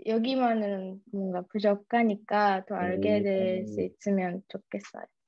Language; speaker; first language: Korean; early bilingual, heritage; Japanese